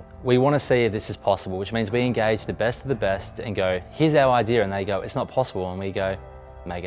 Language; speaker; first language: English; native; English